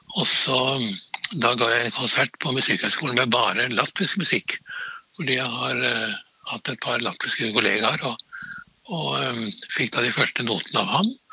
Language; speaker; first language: Norwegian; native; Norwegian